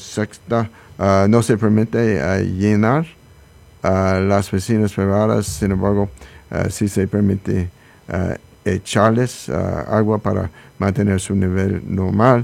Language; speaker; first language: Spanish; non-native, learner; English